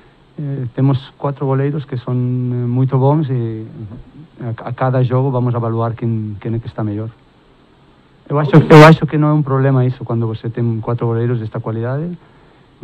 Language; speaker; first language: Portuguese; non-native, fluent; Spanish